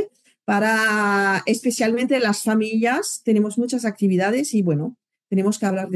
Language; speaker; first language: Spanish; non-native, fluent; French